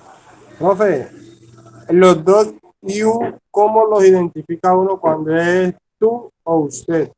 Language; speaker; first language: Spanish; native; Spanish